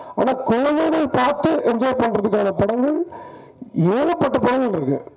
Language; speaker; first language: Tamil; native; Tamil